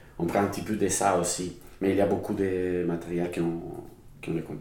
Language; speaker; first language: French; non-native, learner; Spanish